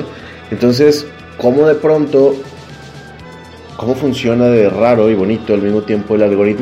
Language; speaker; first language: Spanish; native; Spanish